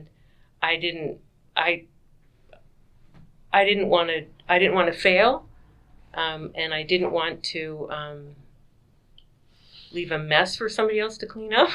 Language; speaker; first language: English; native; English